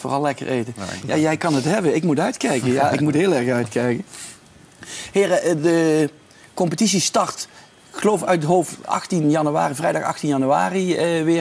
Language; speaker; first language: Dutch; native; Dutch